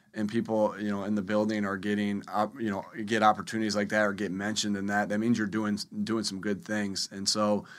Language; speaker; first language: English; native; English